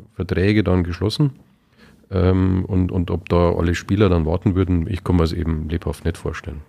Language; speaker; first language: German; native; German